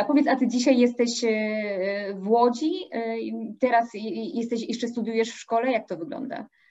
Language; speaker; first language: Polish; native; Polish